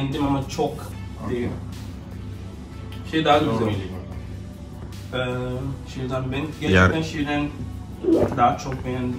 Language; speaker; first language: Turkish; non-native, fluent; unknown